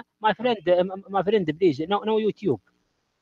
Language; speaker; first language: English; non-native, learner; Arabic